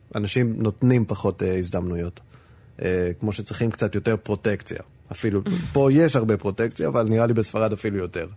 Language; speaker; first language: Hebrew; non-native, fluent; Spanish